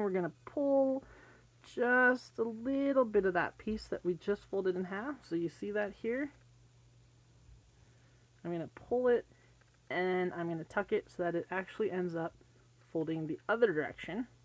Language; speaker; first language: English; native; English